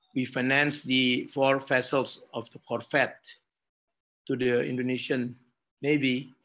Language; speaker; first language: English; non-native, fluent; Indonesian